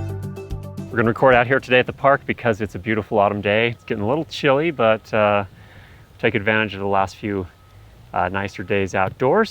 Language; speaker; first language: English; native; English